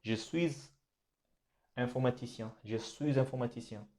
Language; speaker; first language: French; non-native, fluent; Hindi